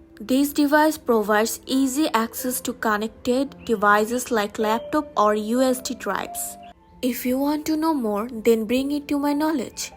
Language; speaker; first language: English; non-native, local second language; Bangla